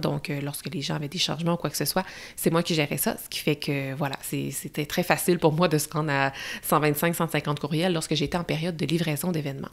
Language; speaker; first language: French; native; French